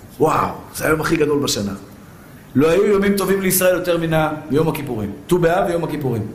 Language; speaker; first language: Hebrew; early bilingual, other home language; Persian